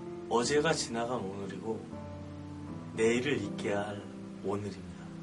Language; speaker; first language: Korean; native; Korean